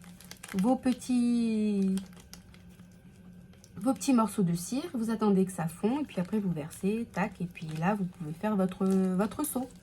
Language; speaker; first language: French; native; French